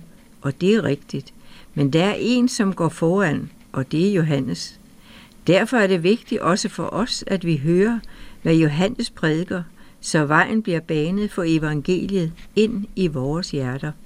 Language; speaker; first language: Danish; native; Danish